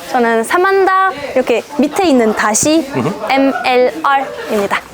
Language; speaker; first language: Korean; non-native, fluent; German